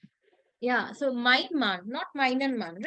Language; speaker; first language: German; non-native, fluent; Hindi